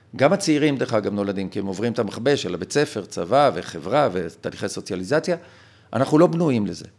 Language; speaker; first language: Hebrew; native; Hebrew